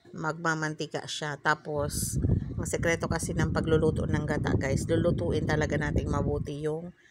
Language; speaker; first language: Filipino; native; Filipino